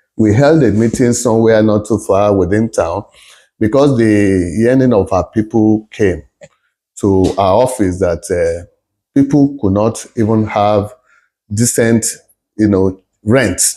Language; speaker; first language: English; non-native, local second language; Yoruba